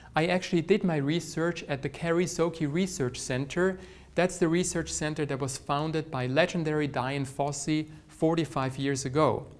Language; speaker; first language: English; non-native, fluent; Swiss German